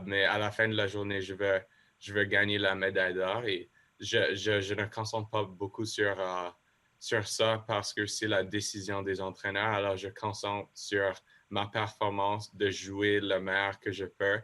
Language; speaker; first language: French; non-native, local second language; English